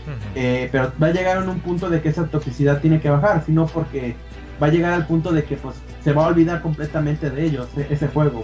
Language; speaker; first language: Spanish; native; Spanish